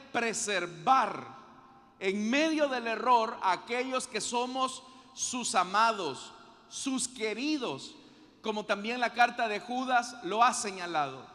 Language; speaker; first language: Spanish; native; Spanish